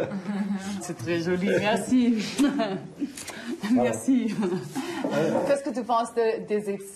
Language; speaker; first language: French; non-native, fluent; German